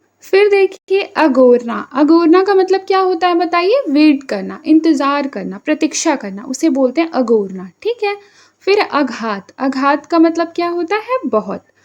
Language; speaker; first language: Hindi; native; Hindi